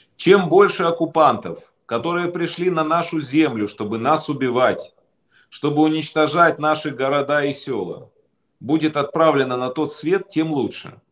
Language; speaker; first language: Russian; native; Russian